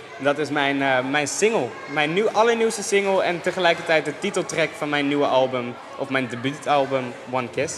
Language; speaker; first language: Dutch; native; Dutch